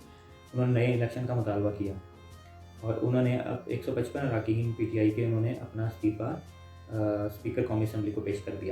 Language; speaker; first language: Urdu; native; Urdu